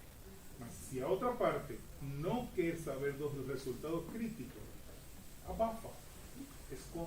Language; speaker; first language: Portuguese; non-native, fluent; Spanish